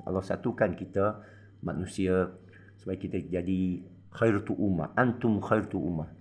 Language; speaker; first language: Malay; non-native, local second language; Min Nan Chinese